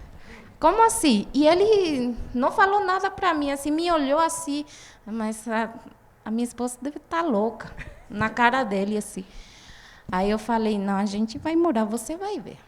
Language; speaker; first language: Portuguese; non-native, fluent; Guarani